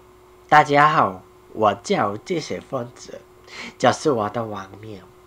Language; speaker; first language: Chinese; non-native, learner; Korean